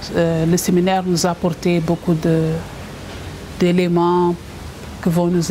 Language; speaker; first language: French; non-native, fluent; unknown